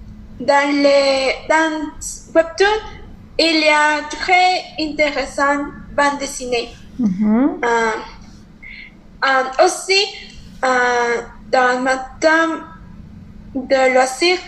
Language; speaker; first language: French; non-native, learner; Spanish